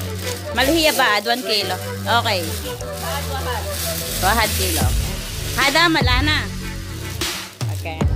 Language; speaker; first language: Arabic; non-native, learner; Filipino